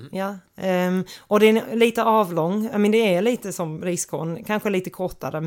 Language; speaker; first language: Swedish; non-native, fluent; English